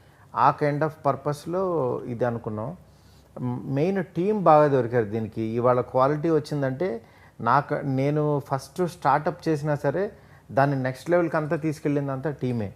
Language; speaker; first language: Telugu; native; Telugu